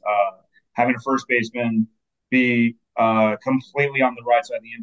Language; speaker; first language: English; native; English